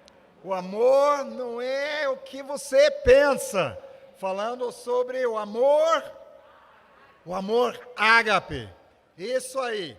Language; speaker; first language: Portuguese; non-native, fluent; English